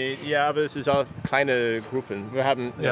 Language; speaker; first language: German; non-native, learner; English